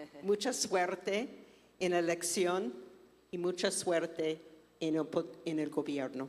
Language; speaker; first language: Spanish; non-native, fluent; English